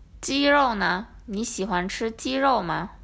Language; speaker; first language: Chinese; non-native, learner; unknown